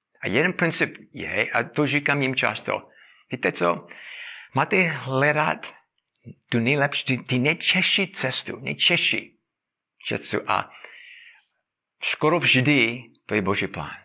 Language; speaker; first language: Czech; non-native, fluent; English